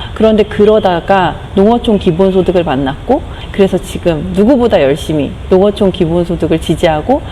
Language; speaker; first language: Korean; native; Korean